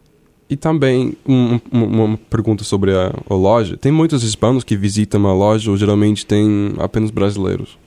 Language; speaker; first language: Portuguese; non-native, fluent; English